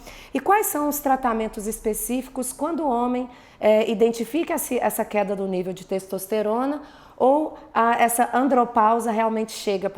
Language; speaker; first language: Portuguese; native; Portuguese